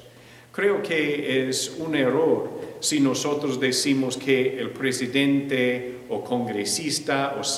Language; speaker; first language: Spanish; non-native, fluent; English